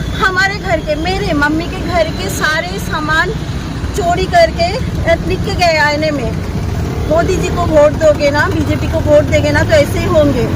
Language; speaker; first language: Hindi; non-native, local second language; Bangla